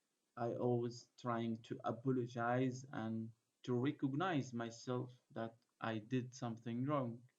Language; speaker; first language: English; non-native, fluent; Arabic